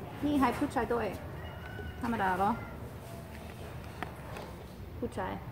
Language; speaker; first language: Thai; non-native, learner; English